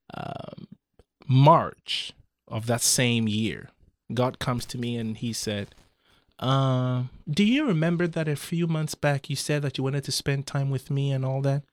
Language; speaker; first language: English; non-native, local second language; Akan